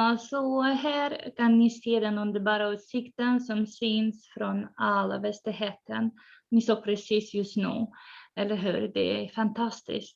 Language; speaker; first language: Swedish; non-native, fluent; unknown